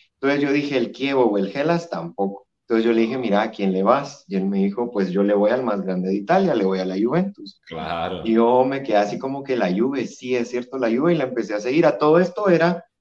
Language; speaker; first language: Spanish; native; Spanish